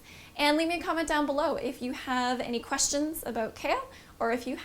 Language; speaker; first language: English; native; English